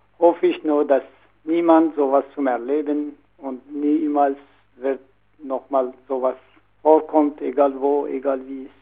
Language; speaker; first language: German; non-native, learner; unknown